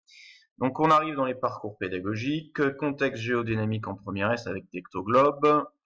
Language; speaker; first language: French; native; French